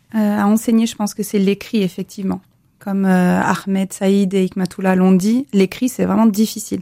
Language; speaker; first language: French; native; French